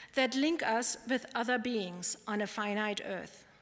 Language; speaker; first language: English; non-native, fluent; German